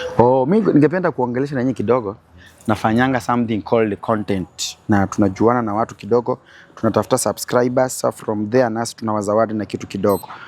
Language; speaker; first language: Swahili; native; Swahili